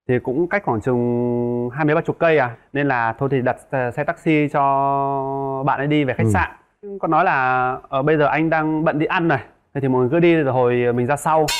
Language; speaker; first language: Vietnamese; non-native, local second language; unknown